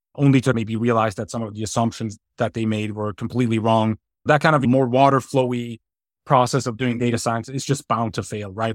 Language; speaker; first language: English; non-native, fluent; German